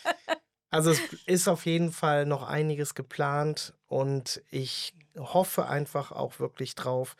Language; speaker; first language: German; native; German